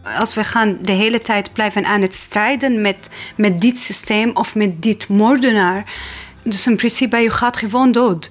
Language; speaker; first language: Dutch; non-native, fluent; Arabic